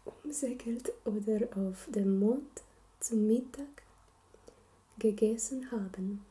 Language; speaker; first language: German; non-native, learner; Slovenian